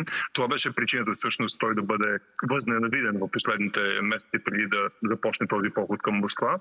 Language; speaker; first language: Bulgarian; native; Bulgarian